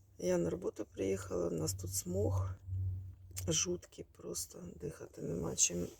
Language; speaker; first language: Ukrainian; non-native, local second language; Russian